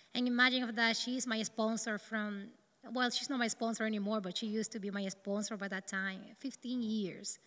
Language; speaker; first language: English; non-native, learner; Spanish